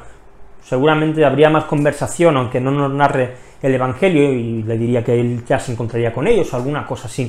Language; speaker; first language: Spanish; native; Spanish